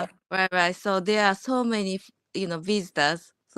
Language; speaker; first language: English; non-native, learner; Japanese